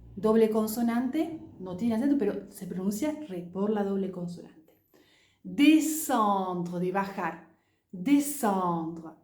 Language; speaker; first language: Spanish; non-native, fluent; French